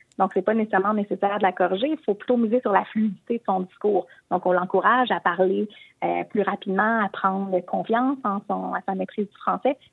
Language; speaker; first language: French; native; French